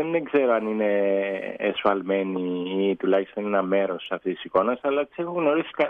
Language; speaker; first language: Greek; early bilingual, other home language; English